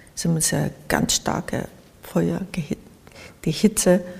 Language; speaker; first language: German; non-native, fluent; Japanese